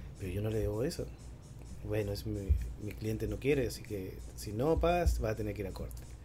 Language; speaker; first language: Spanish; native; Spanish